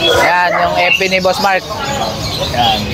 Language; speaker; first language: Filipino; native; Filipino